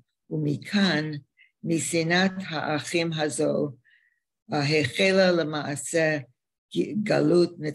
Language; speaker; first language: Hebrew; non-native, learner; English